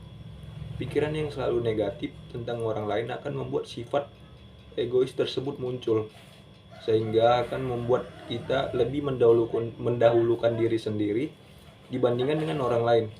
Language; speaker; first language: Indonesian; native; Indonesian